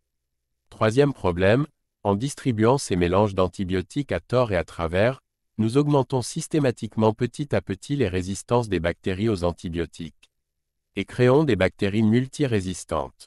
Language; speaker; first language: French; native; French